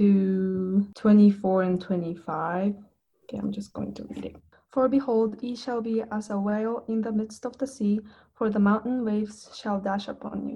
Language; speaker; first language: English; non-native, fluent; Japanese